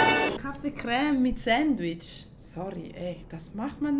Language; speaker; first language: German; non-native, fluent; Italian